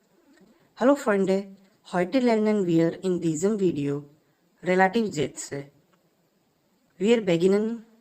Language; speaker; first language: German; non-native, fluent; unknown